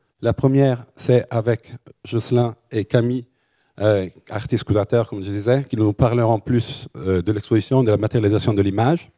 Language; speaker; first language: French; native; French